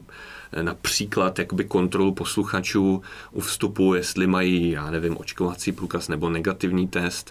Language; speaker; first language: Czech; native; Czech